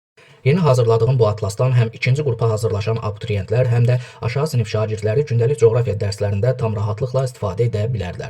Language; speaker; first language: Azerbaijani; native; Azerbaijani